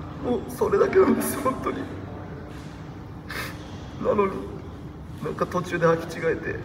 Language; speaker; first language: Japanese; native; Japanese